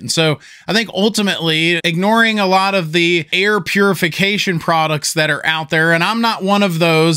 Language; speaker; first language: English; native; English